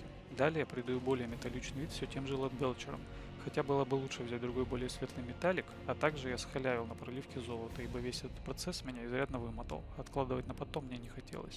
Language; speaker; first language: Russian; native; Russian